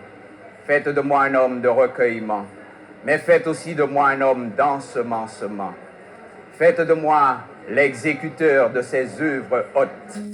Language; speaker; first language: French; native; French